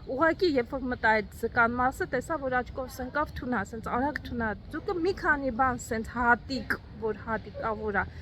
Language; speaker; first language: Armenian; native; Armenian